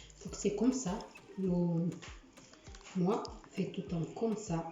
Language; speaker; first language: French; non-native, learner; Portuguese